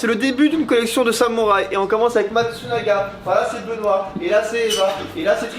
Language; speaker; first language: French; native; French